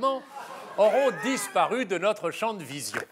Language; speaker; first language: French; native; French